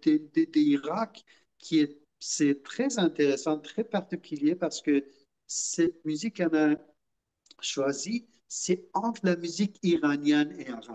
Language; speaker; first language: French; non-native, fluent; Persian